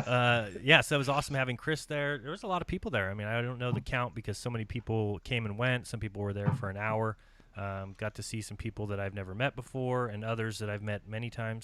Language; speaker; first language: English; native; English